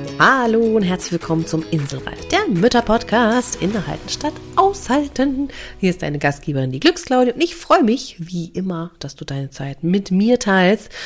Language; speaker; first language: German; native; German